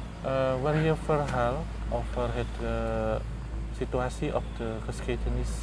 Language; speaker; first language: Dutch; non-native, learner; Indonesian